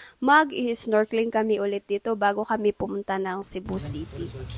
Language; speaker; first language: Filipino; non-native, local second language; Cebuano